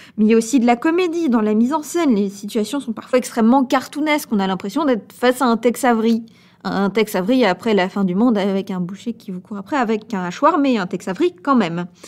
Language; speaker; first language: French; native; French